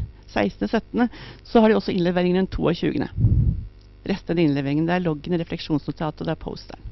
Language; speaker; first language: Norwegian; native; Norwegian